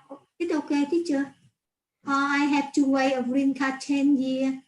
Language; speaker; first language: English; non-native, learner; Vietnamese